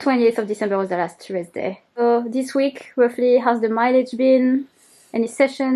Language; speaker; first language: English; native; English